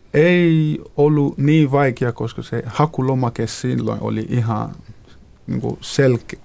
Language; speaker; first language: Finnish; non-native, fluent; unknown